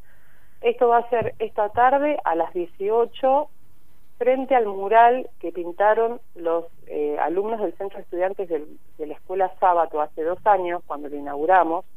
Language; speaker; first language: Spanish; native; Spanish